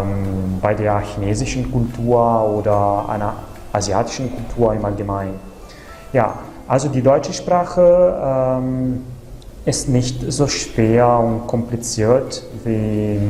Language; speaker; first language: German; non-native, fluent; Italian